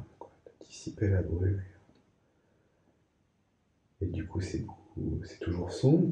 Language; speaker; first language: French; native; French